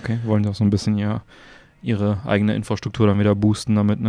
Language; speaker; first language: German; native; German